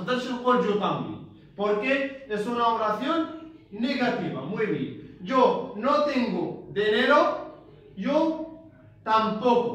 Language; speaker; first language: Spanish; non-native, fluent; Arabic